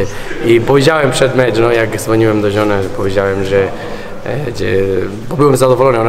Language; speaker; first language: Polish; non-native, learner; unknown